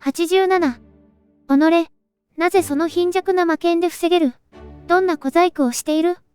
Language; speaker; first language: Japanese; native; Japanese